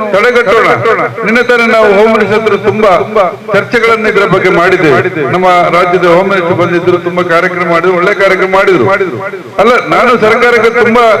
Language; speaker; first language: Kannada; native; Kannada